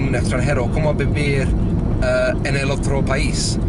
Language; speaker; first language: Spanish; non-native, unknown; English